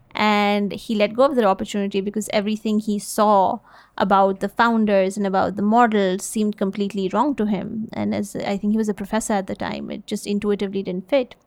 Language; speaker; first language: English; native; English